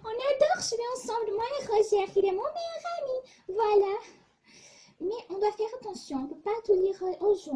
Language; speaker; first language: French; non-native, fluent; Portuguese